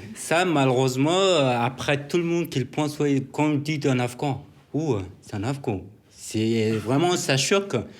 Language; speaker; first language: French; non-native, learner; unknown